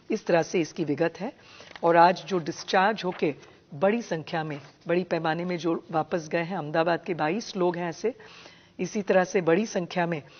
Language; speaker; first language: Hindi; non-native, local second language; Gujarati